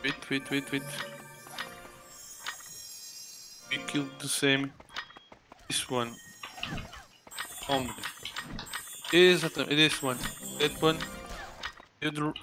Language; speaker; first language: English; non-native, learner; Turkish